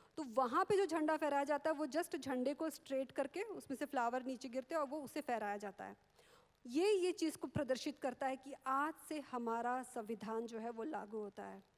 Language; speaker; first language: Hindi; non-native, local second language; Marathi